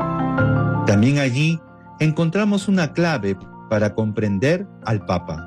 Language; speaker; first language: Spanish; native; Spanish